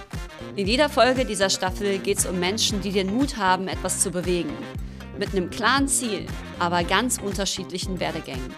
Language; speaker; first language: German; native; German